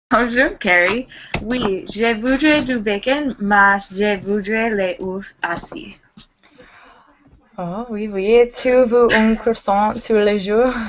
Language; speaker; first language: French; non-native, learner; English